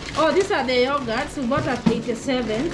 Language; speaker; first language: English; non-native, local second language; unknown